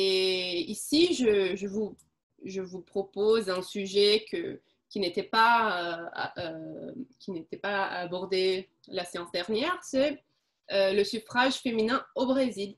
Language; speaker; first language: French; non-native, fluent; Portuguese